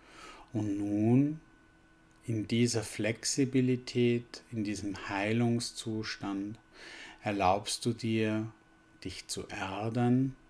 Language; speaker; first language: German; native; German